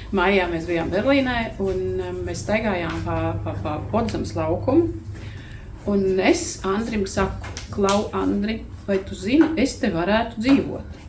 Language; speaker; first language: Latvian; native; Latvian